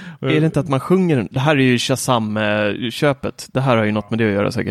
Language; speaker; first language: Swedish; native; Swedish